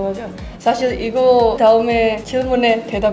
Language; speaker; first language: Korean; non-native, learner; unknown